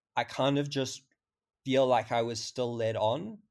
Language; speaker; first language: English; native; English